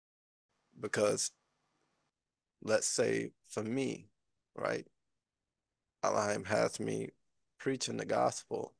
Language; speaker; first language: English; native; English